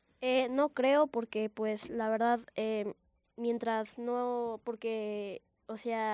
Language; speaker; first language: Spanish; native; Spanish